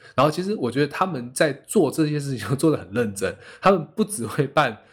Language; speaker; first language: Chinese; native; Chinese